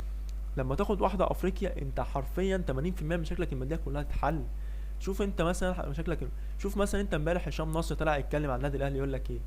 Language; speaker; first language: Arabic; native; Arabic